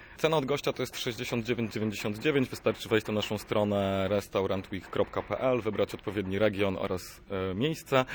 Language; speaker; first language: Polish; native; Polish